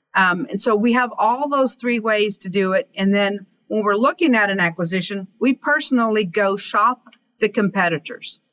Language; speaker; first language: English; native; English